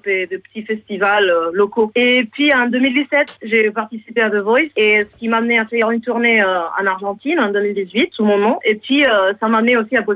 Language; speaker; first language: French; non-native, fluent; Spanish